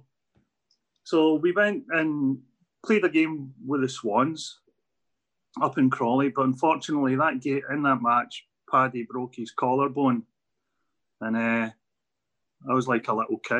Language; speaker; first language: English; native; English